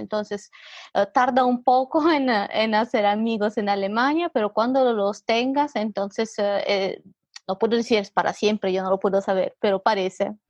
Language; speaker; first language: Spanish; non-native, fluent; Italian